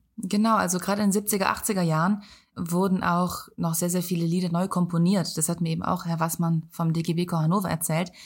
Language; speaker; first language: German; native; German